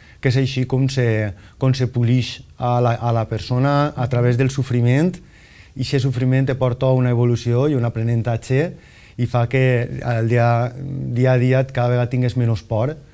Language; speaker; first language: Catalan; native; Catalan